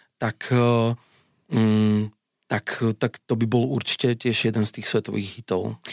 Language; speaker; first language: Slovak; native; Slovak